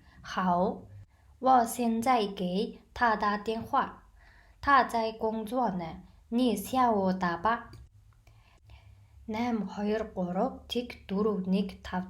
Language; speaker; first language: Chinese; non-native, fluent; Mongolian